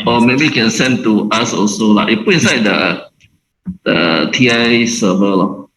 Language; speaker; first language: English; non-native, local second language; Chinese